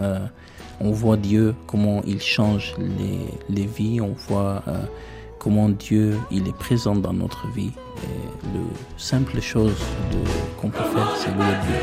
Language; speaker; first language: French; non-native, fluent; Armenian